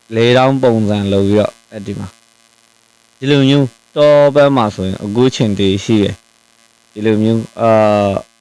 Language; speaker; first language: Burmese; non-native, local second language; Rohingya